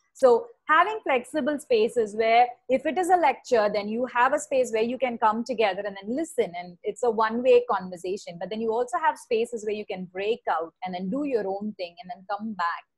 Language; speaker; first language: English; non-native, local second language; Tamil